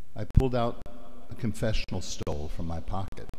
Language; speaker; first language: English; native; English